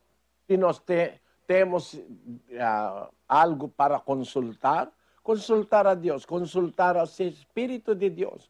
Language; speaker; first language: Portuguese; non-native, fluent; Filipino